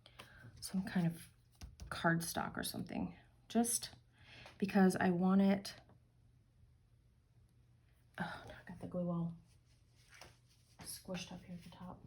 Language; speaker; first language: English; native; English